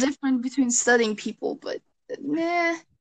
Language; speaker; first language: English; early bilingual, other home language; Bangla